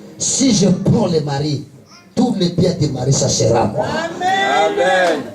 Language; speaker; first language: French; non-native, local second language; Lingala